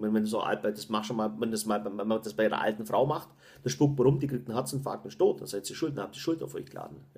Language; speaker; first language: German; native; German